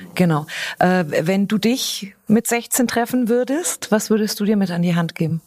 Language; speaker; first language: German; native; German